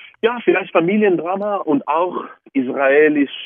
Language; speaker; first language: German; non-native, fluent; Hebrew